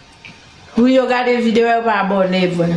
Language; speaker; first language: French; non-native, learner; Haitian Creole